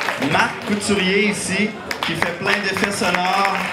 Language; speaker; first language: French; native; French